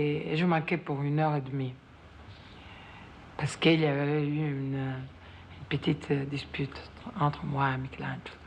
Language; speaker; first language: French; non-native, fluent; Italian